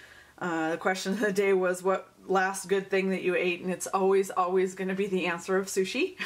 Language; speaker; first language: English; native; English